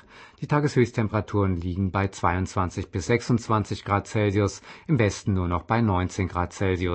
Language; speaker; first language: German; native; German